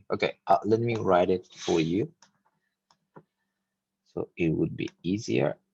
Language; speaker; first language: English; non-native, fluent; Spanish